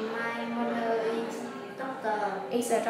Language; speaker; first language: English; non-native, learner; Vietnamese